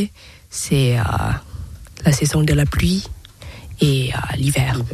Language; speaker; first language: French; non-native, learner; Thai